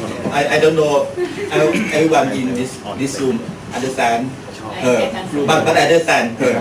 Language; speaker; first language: English; non-native, learner; Thai